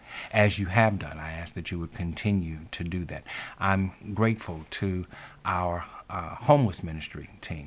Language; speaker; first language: English; native; English